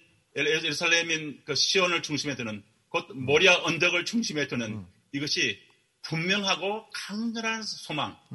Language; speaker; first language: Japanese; non-native, learner; Korean